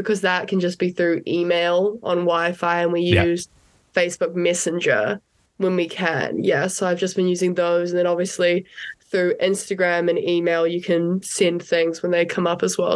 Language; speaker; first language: English; native; English